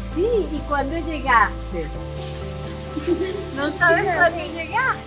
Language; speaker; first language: Spanish; native; Spanish